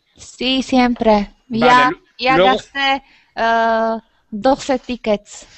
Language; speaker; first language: Spanish; non-native, fluent; Slovak